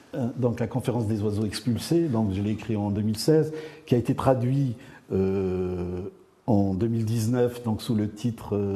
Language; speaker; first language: French; non-native, local second language; Arabic